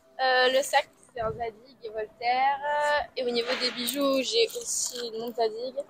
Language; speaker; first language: French; native; French